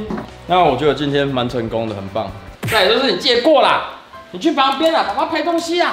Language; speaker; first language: Chinese; native; Chinese